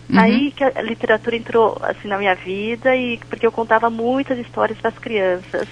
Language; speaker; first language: Portuguese; early bilingual, other home language; Chinese